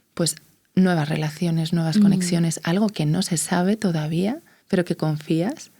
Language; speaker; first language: Spanish; native; Spanish